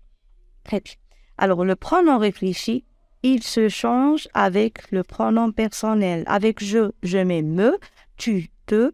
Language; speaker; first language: French; non-native, local second language; Arabic